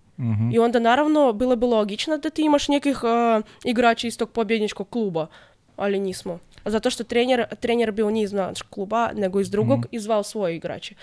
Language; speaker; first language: Serbian; non-native, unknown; Russian